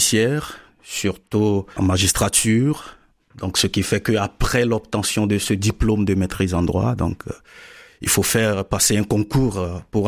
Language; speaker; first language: French; non-native, local second language; Ewe